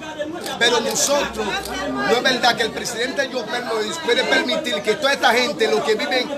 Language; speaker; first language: Spanish; non-native, learner; Haitian Creole